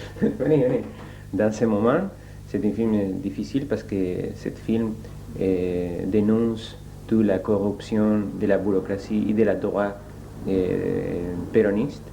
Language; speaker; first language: French; non-native, learner; Spanish